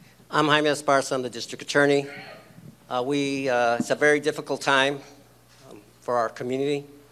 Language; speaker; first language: English; early bilingual, other home language; Spanish